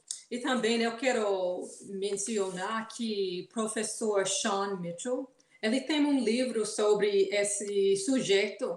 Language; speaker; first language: Portuguese; non-native, fluent; English